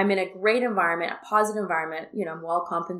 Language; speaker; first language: English; native; English